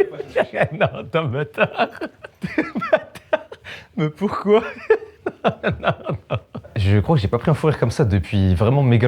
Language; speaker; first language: French; native; French